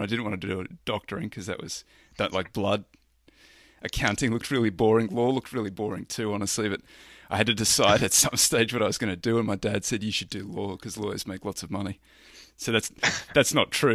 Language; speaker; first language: English; native; English